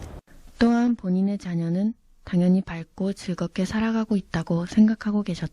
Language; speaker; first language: Korean; native; Korean